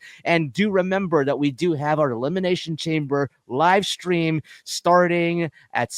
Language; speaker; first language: English; native; English